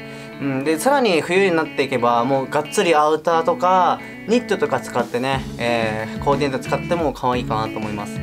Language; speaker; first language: Japanese; native; Japanese